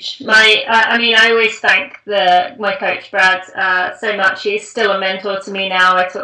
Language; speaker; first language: English; native; English